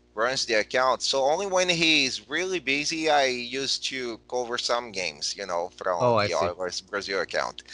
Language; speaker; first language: English; non-native, fluent; Portuguese